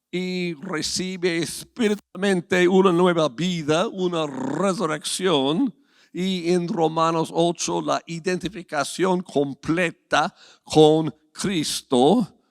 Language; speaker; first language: Spanish; non-native, fluent; English